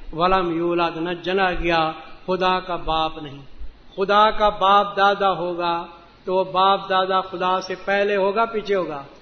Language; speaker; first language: Urdu; non-native, local second language; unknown